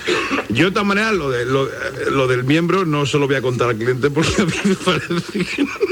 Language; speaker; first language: Spanish; native; Spanish